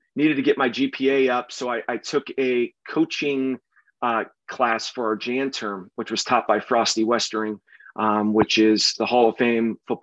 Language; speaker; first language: English; native; English